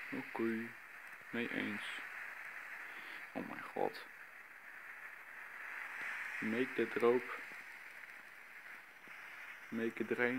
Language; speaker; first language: Dutch; native; Dutch